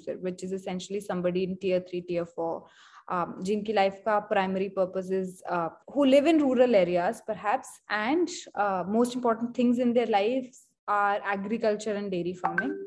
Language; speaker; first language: English; non-native, local second language; Hindi